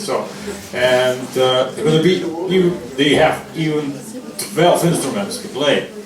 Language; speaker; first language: English; non-native, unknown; Lithuanian